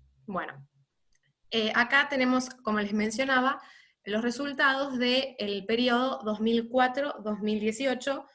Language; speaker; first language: Spanish; native; Spanish